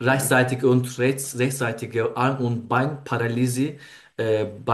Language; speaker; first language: German; non-native, learner; Turkish